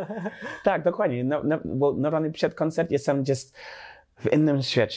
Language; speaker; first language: Polish; non-native, learner; English